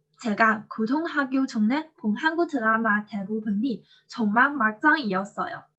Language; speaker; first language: Korean; non-native, learner; Chinese